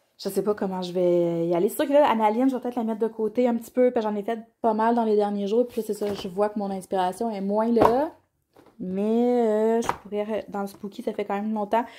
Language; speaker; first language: French; native; French